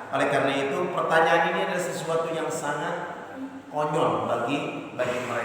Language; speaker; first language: Indonesian; native; Indonesian